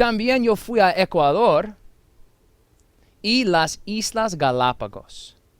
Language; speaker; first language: Spanish; non-native, fluent; English